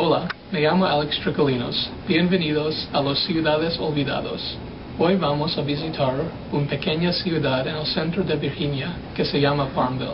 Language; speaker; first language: Spanish; non-native, learner; English